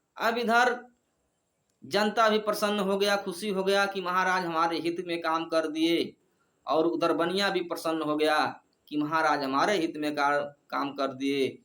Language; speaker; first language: Hindi; native; Hindi